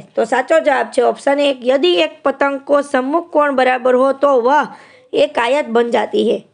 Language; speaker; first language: Hindi; non-native, local second language; Gujarati